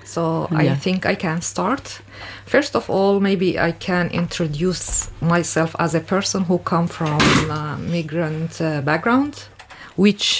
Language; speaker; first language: English; non-native, fluent; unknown